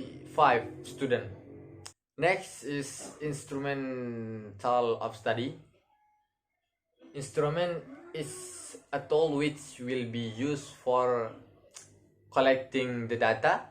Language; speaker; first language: English; non-native, learner; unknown